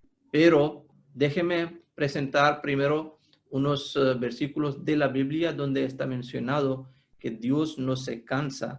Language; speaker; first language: Spanish; non-native, fluent; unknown